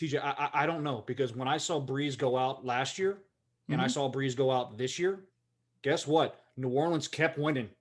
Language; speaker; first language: English; native; English